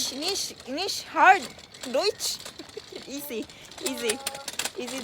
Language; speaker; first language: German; non-native, learner; Filipino